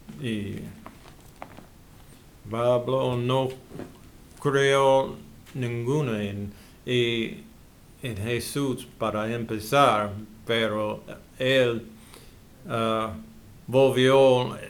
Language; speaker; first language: Spanish; non-native, learner; English